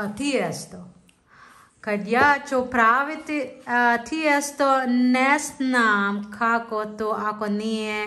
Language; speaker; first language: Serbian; non-native, learner; Filipino